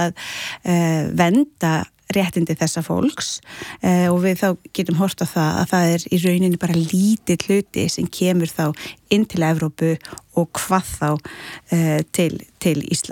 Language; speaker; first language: Icelandic; native; Icelandic